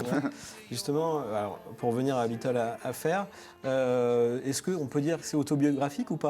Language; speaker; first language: French; native; French